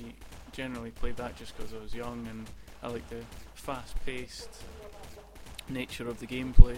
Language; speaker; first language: English; native; English